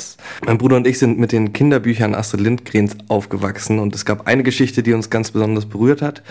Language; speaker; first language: German; native; German